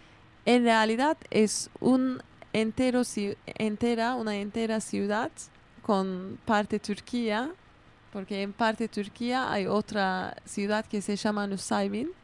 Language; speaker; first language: Spanish; non-native, fluent; Kurdish